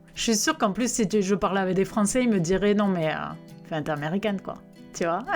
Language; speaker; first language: French; native; French